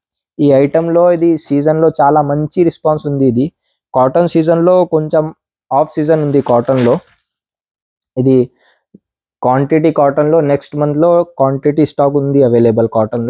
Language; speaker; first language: Telugu; non-native, local second language; Urdu